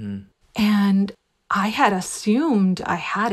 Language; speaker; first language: English; non-native, fluent; Spanish